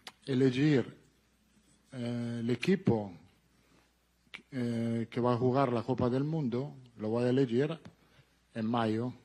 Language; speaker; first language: Spanish; non-native, fluent; Italian